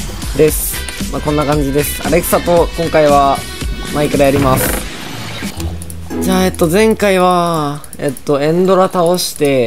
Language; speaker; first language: Japanese; native; Japanese